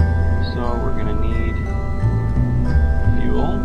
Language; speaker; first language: English; native; English